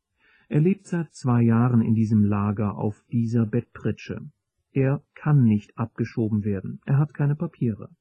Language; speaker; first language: German; native; German